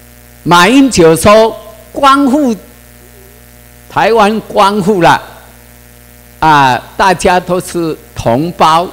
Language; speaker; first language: Chinese; non-native, local second language; Min Nan Chinese